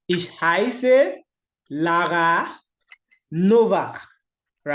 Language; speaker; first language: German; non-native, learner; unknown